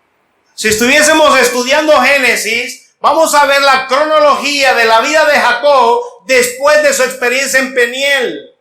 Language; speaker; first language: Spanish; native; Spanish